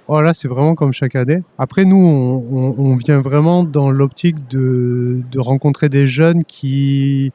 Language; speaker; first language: French; native; French